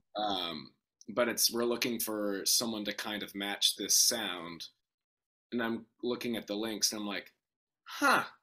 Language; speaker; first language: English; native; English